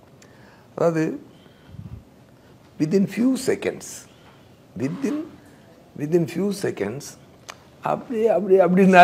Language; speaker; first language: Tamil; native; Tamil